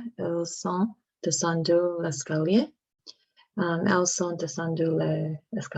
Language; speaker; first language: French; non-native, learner; English